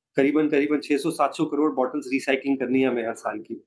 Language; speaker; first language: Hindi; native; Hindi